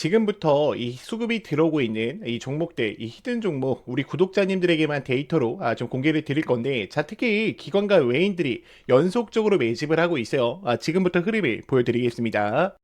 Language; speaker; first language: Korean; native; Korean